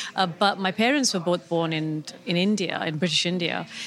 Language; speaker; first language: English; non-native, local second language; Urdu